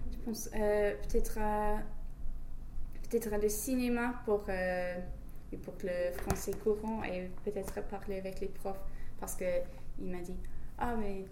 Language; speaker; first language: French; non-native, fluent; English